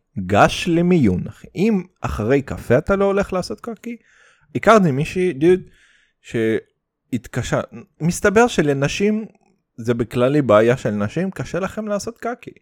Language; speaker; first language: Hebrew; early bilingual, other home language; Russian